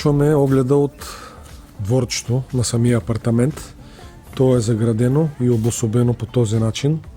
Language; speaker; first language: Bulgarian; native; Bulgarian